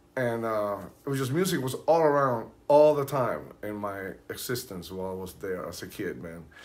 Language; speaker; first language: English; early bilingual, other home language; Spanish